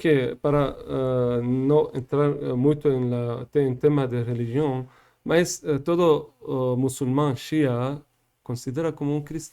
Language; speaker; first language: Portuguese; non-native, learner; Persian